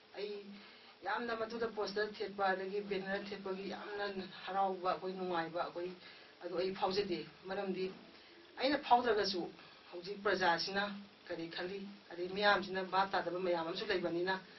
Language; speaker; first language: Manipuri; native; Manipuri